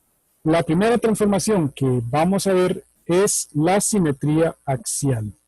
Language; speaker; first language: Spanish; native; Spanish